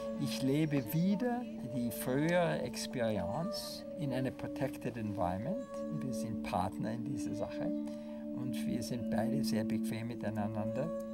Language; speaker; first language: German; early bilingual, heritage; German